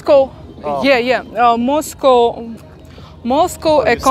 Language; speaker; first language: English; non-native, learner; Russian